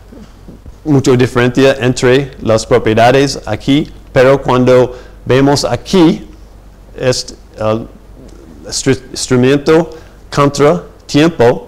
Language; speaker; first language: Spanish; non-native, fluent; English